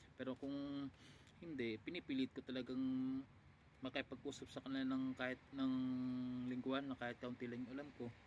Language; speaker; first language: Filipino; non-native, local second language; Cebuano